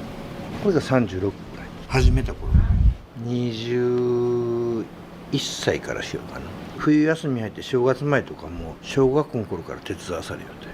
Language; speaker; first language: Japanese; native; Japanese